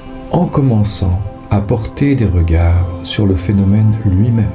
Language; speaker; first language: French; native; French